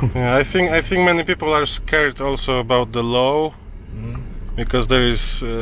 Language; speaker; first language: English; non-native, learner; Polish